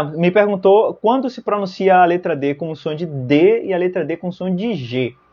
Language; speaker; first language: Portuguese; native; Portuguese